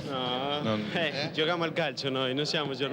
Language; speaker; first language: Italian; non-native, fluent; Spanish